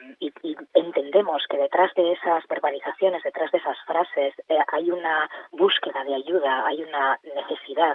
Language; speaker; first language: Spanish; native; Spanish